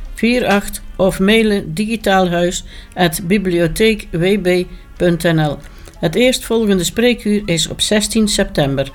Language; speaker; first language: Dutch; native; Dutch